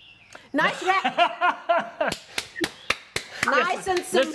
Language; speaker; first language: English; native; English